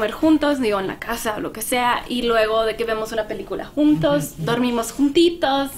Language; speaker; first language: Spanish; native; Spanish